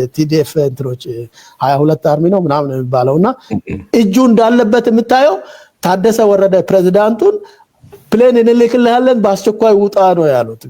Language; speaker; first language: Amharic; non-native, local second language; Oromo